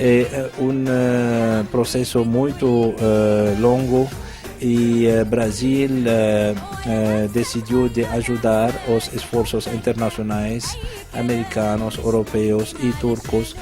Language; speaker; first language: Portuguese; non-native, fluent; Arabic